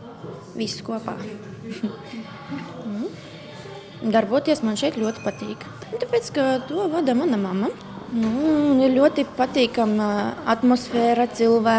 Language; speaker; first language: Latvian; non-native, local second language; Russian